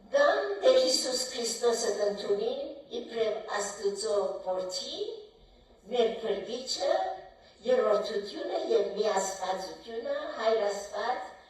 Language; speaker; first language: Armenian; native; Armenian